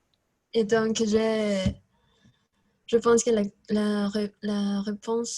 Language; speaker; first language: French; non-native, learner; Spanish